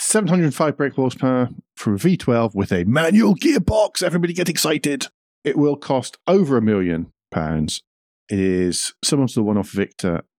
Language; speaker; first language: English; native; English